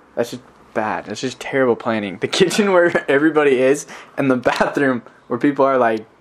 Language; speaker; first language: English; native; English